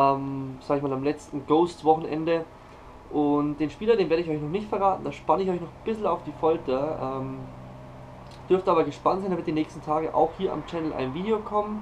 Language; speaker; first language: German; native; German